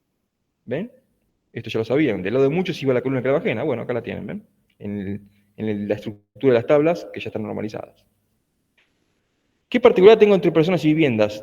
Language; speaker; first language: Spanish; native; Spanish